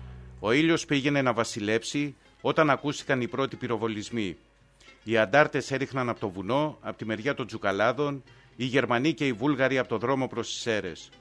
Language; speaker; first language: Greek; native; Greek